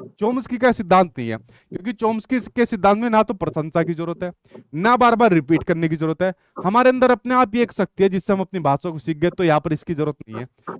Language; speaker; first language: Hindi; native; Hindi